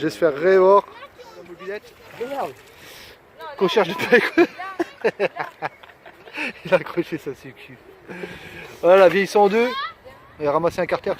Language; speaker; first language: French; native; French